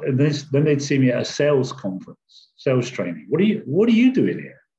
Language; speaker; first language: English; native; English